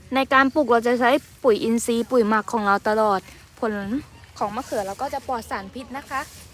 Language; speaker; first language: Thai; native; Thai